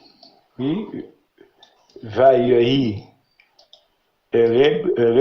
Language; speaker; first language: French; non-native, learner; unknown